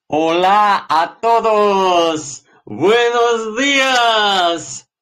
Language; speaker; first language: Spanish; non-native, fluent; English